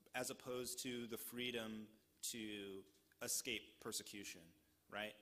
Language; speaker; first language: English; native; English